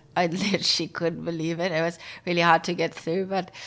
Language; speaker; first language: English; non-native, fluent; German